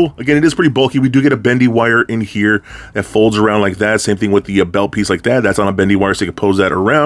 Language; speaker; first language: English; native; English